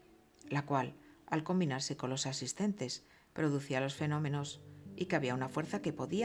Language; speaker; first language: Spanish; native; Spanish